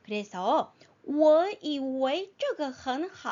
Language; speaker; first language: Chinese; non-native, fluent; Korean